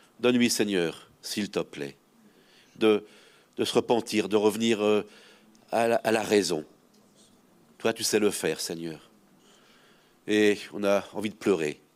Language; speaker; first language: French; native; French